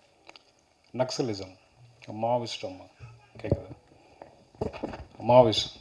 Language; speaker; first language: Tamil; native; Tamil